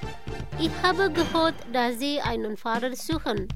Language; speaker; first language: German; non-native, fluent; Indonesian